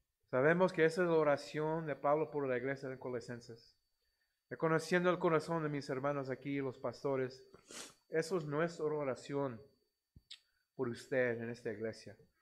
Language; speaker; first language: Spanish; non-native, fluent; English